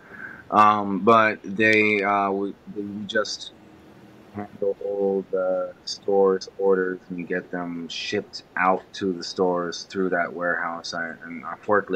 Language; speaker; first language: English; native; English